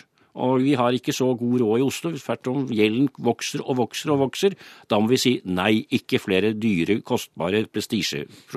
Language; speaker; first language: Norwegian; native; Norwegian